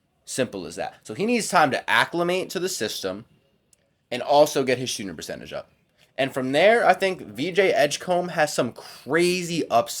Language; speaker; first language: English; native; English